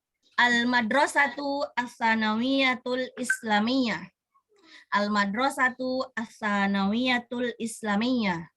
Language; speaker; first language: Arabic; non-native, fluent; Indonesian